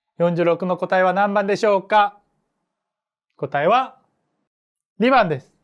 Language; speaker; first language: Japanese; non-native, fluent; Korean